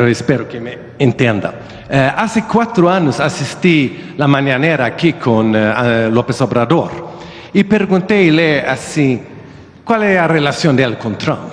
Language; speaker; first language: Spanish; non-native, fluent; Swedish